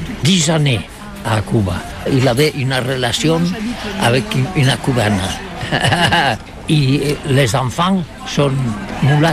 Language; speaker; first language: French; non-native, learner; Catalan